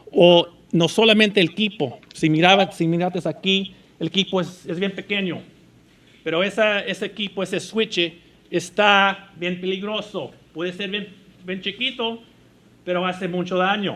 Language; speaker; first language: Spanish; early bilingual, heritage; Spanish